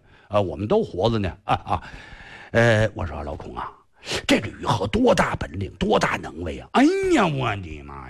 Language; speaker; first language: Chinese; native; Chinese